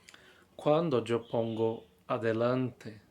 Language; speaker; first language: Spanish; non-native, fluent; Portuguese